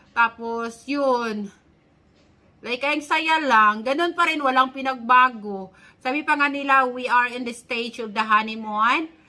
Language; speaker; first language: Filipino; non-native, local second language; Cebuano